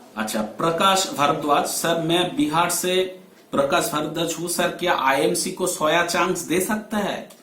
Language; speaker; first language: Hindi; non-native, local second language; Bangla